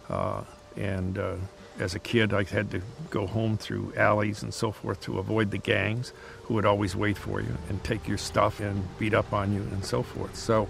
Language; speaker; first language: English; native; English